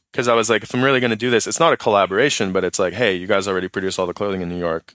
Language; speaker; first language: English; native; English